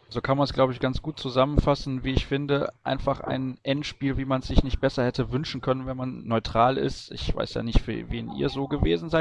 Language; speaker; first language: German; native; German